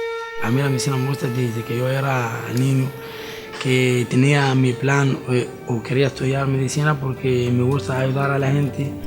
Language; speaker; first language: Spanish; non-native, fluent; Arabic